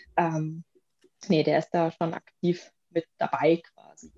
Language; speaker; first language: German; native; German